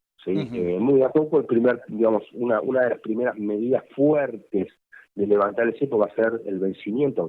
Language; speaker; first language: Spanish; native; Spanish